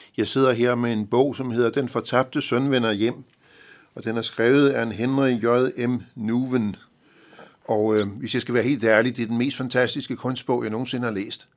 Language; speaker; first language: Danish; native; Danish